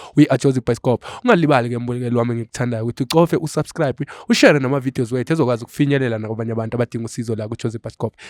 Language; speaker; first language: Zulu; non-native, local second language; Xhosa